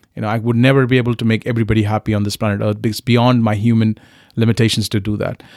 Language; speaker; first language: English; non-native, local second language; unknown